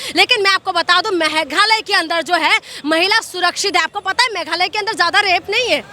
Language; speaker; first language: Hindi; non-native, local second language; Assamese